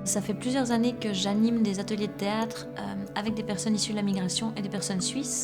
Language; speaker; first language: French; native; French